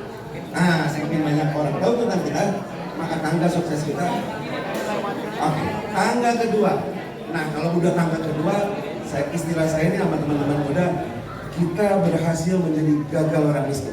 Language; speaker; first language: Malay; non-native, local second language; Sundanese